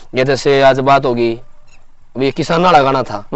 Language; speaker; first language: Hindi; native; Hindi